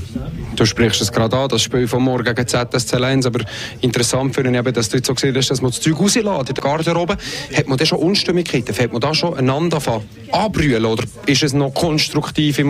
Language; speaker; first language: German; native; German